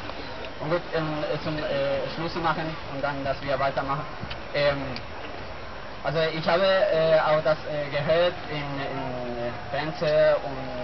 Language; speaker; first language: German; non-native, learner; Spanish